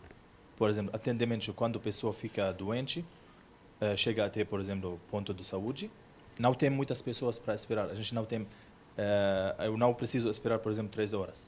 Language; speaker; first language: Portuguese; non-native, learner; Arabic